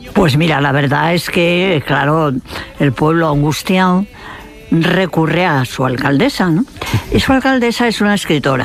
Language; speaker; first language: Spanish; native; Spanish